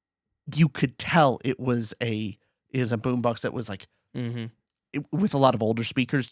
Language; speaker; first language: English; native; English